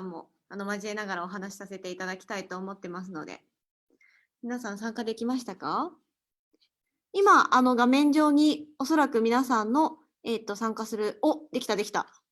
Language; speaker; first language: Japanese; native; Japanese